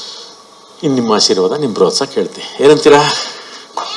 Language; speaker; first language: Kannada; native; Kannada